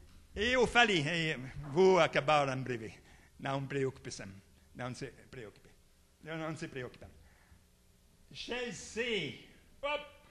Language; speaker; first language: Portuguese; non-native, fluent; French